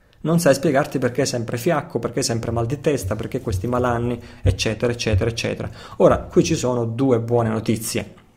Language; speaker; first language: Italian; native; Italian